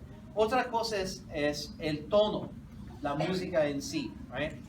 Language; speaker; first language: Spanish; non-native, fluent; English